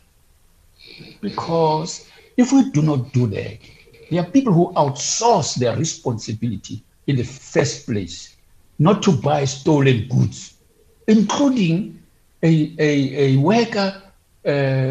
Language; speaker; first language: English; non-native, local second language; Southern Sotho